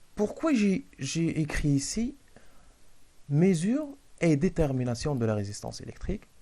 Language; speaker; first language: French; non-native, local second language; Arabic